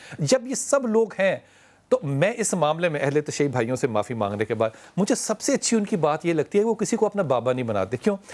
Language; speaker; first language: Urdu; native; Urdu